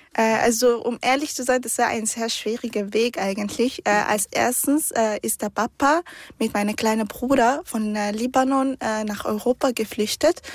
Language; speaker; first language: German; early bilingual, other home language; Arabic